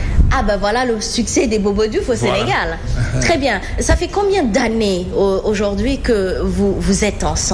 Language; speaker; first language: French; non-native, local second language; Wolof